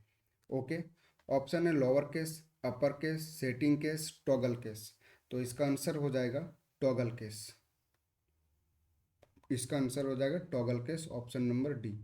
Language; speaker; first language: Hindi; native; Hindi